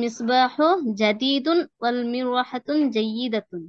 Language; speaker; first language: Arabic; non-native, learner; Bangla